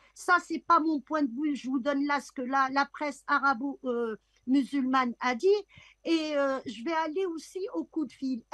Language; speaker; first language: French; non-native, local second language; Arabic